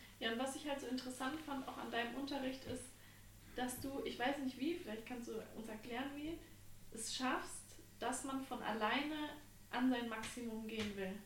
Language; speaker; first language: German; native; German